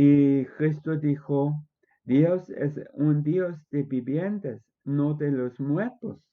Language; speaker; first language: Spanish; non-native, fluent; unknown